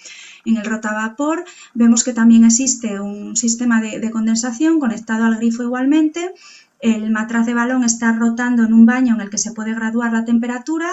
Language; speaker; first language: Spanish; native; Spanish